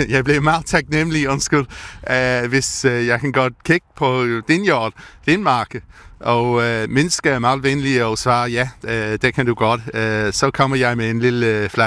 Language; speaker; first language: Danish; non-native, learner; English